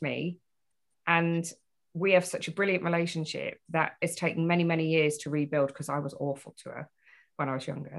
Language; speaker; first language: English; native; English